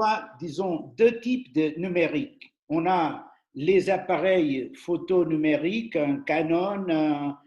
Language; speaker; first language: French; non-native, fluent; Portuguese